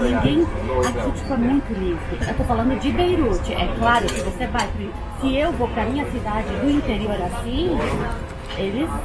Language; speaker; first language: Portuguese; early bilingual, heritage; Portuguese